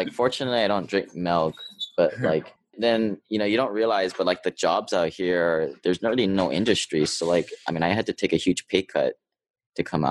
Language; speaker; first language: English; native; English